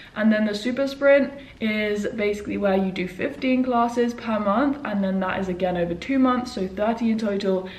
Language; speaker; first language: English; native; English